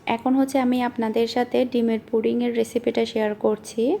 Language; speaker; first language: Bangla; native; Bangla